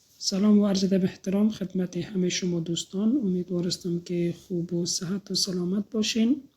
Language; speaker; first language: Persian; native; Persian